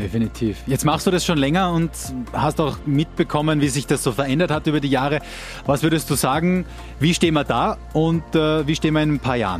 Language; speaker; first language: German; native; German